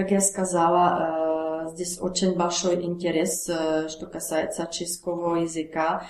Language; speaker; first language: Russian; non-native, learner; Czech